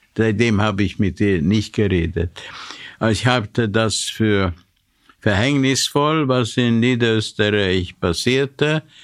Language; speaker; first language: German; non-native, fluent; Hungarian